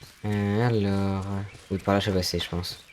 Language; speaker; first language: French; native; French